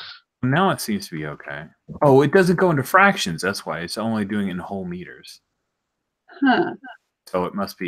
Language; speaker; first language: English; native; English